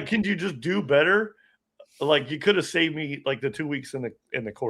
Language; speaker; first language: English; native; English